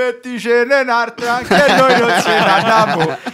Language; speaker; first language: Italian; native; Italian